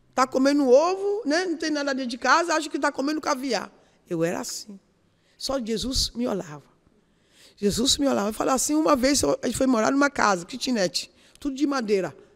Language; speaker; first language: Portuguese; non-native, learner; Yoruba